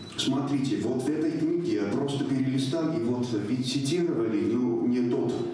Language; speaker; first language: Russian; non-native, local second language; Armenian